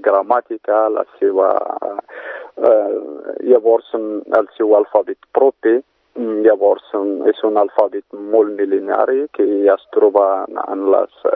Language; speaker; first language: Catalan; non-native, fluent; Berber languages